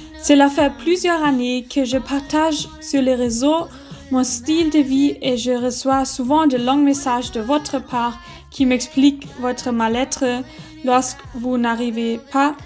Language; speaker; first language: French; non-native, learner; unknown